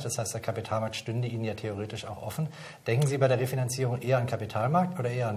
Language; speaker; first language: German; native; German